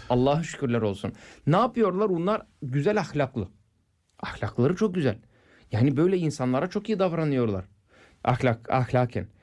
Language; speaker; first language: Turkish; non-native, fluent; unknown